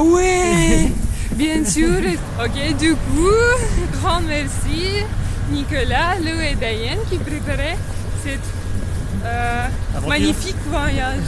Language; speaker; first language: French; non-native, learner; Ukrainian